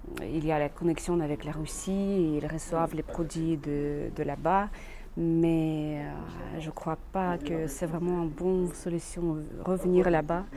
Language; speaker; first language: French; non-native, learner; Russian